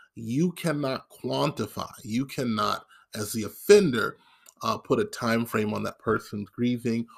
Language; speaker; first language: English; native; English